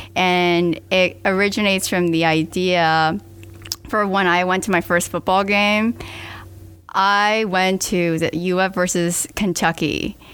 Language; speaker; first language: English; native; English